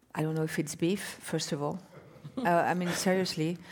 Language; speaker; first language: English; non-native, fluent; French